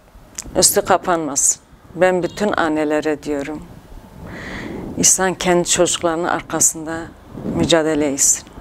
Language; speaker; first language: Turkish; non-native, local second language; Kurdish